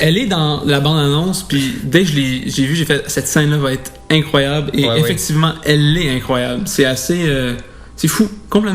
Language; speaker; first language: French; native; French